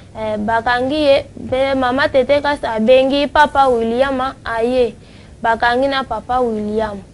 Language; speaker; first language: Lingala; non-native, local second language; Luba-Lulua